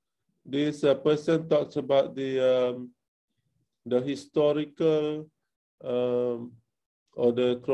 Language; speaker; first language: English; non-native, local second language; Malay